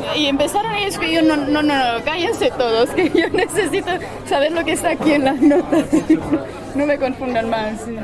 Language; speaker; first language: Spanish; non-native, fluent; Czech